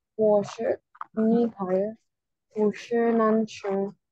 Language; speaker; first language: Chinese; non-native, learner; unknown